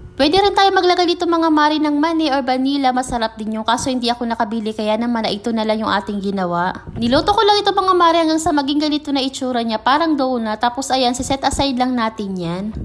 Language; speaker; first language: Filipino; non-native, local second language; Waray